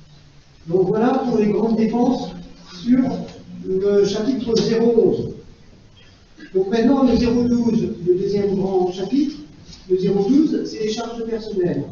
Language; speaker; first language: French; native; French